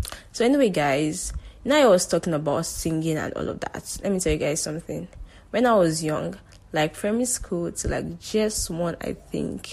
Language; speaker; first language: English; non-native, local second language; Yoruba